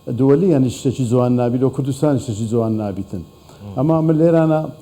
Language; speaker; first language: Central Kurdish; non-native, local second language; Turkish